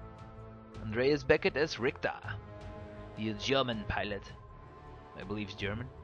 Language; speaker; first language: English; non-native, fluent; Dutch